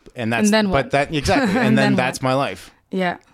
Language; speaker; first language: English; native; English